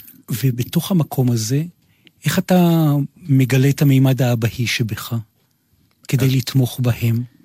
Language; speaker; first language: Hebrew; native; Hebrew